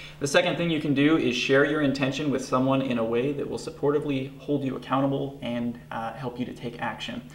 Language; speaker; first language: English; native; English